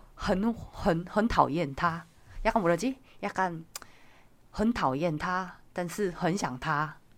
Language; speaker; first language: Chinese; non-native, fluent; Korean